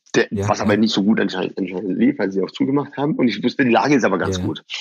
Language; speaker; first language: German; early bilingual, other home language; Persian